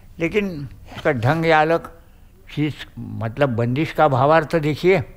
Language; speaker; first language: Hindi; non-native, local second language; Marathi